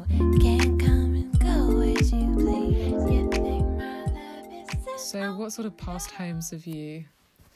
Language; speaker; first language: English; native; English